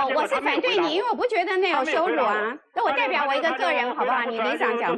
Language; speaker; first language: Chinese; native; Chinese